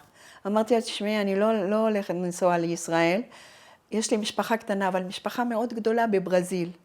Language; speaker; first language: Hebrew; non-native, fluent; Arabic